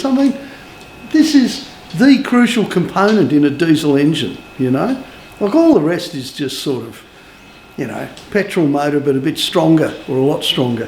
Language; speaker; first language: English; native; English